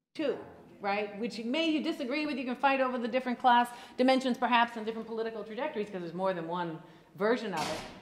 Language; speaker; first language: English; native; English